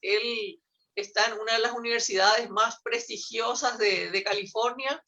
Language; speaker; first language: Spanish; native; Spanish